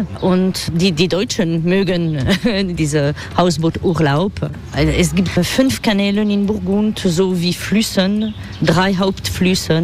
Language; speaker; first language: German; non-native, fluent; French